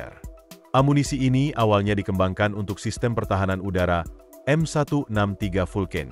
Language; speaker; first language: Indonesian; native; Indonesian